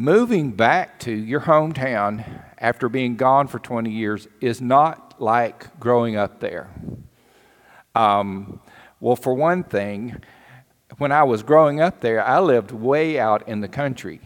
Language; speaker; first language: English; native; English